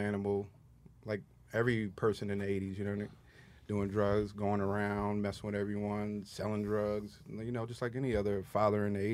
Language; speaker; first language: English; native; English